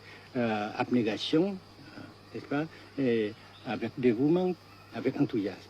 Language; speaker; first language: French; non-native, fluent; Vietnamese